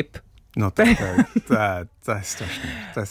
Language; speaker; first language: Czech; non-native, fluent; English